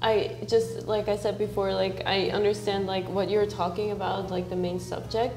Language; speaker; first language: English; non-native, fluent; Dutch